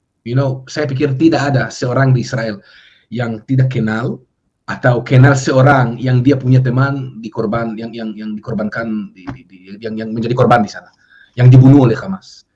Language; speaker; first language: Indonesian; non-native, fluent; Hebrew